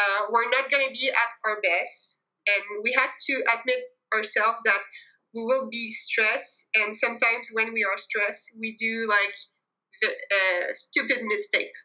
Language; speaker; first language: English; non-native, fluent; French